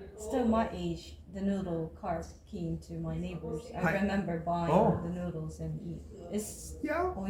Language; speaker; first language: English; non-native, fluent; Japanese